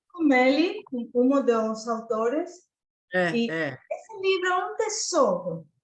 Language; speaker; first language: Portuguese; non-native, fluent; Spanish